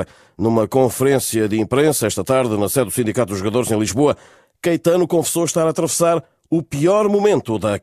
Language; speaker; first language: Portuguese; native; Portuguese